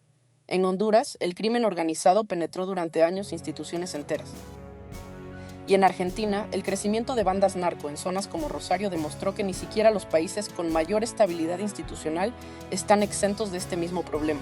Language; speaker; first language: Spanish; native; Spanish